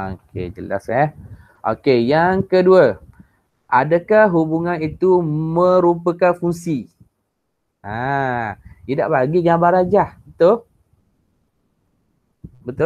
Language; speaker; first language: Malay; native; Malay